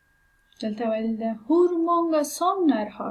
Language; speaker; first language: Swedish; non-native, fluent; Pashto